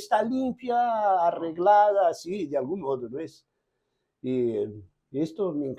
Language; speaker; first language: Spanish; non-native, fluent; Portuguese